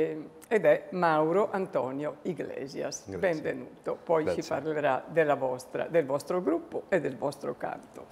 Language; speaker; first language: Italian; native; Italian